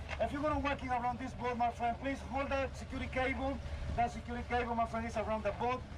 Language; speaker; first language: English; non-native, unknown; Spanish